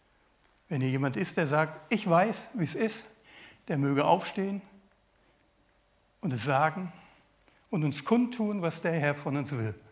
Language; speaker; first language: German; native; German